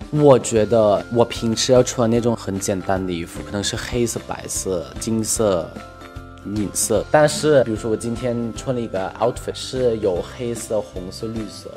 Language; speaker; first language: Chinese; non-native, fluent; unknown